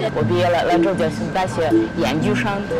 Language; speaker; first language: Chinese; non-native, learner; Russian